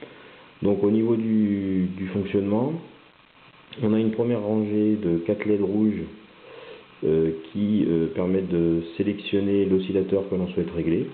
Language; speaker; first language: French; native; French